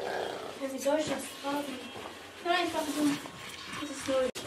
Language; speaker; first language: German; non-native, learner; Filipino